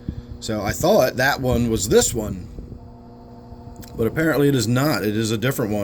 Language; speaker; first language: English; native; English